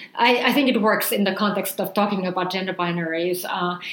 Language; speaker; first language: English; non-native, fluent; Finnish